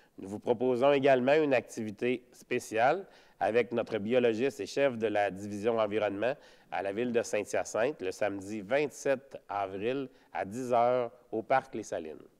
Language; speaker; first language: French; native; French